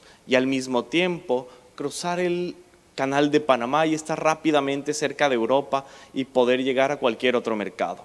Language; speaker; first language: Spanish; native; Spanish